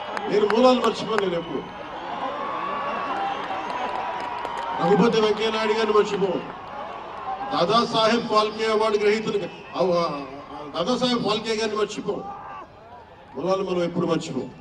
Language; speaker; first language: Telugu; native; Telugu